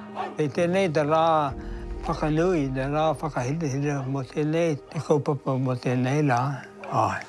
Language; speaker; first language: Māori; non-native, local second language; English